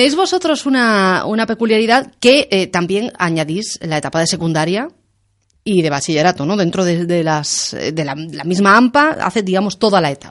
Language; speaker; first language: Spanish; native; Spanish